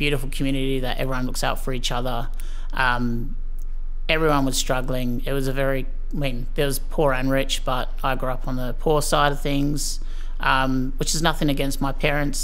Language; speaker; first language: English; native; English